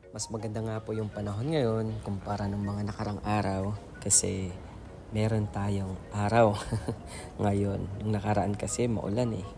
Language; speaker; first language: Filipino; non-native, local second language; Iloko